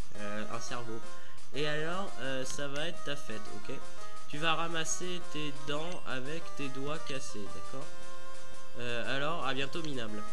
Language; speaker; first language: French; native; French